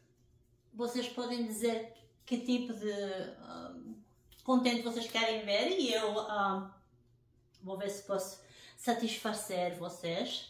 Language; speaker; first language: Portuguese; non-native, learner; English